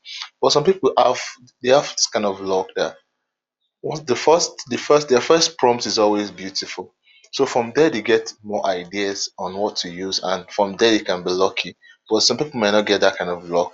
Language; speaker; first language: English; non-native, local second language; Yoruba